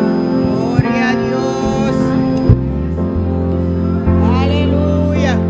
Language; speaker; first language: Spanish; non-native, learner; Papiamento